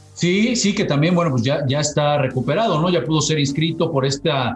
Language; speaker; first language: Spanish; native; Spanish